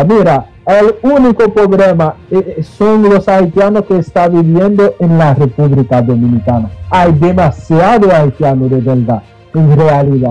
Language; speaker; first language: Spanish; non-native, fluent; Haitian Creole